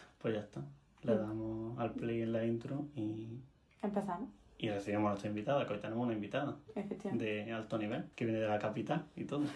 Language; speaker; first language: Spanish; native; Spanish